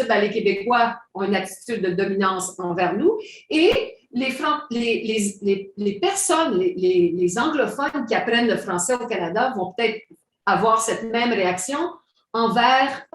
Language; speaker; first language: French; native; French